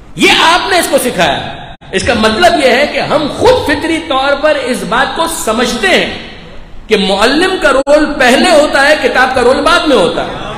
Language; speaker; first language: Urdu; non-native, local second language; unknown